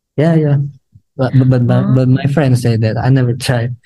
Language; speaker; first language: English; non-native, learner; Indonesian